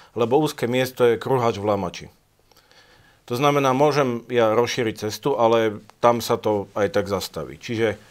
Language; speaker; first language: Slovak; native; Slovak